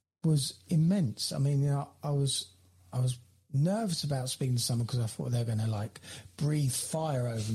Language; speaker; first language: English; native; English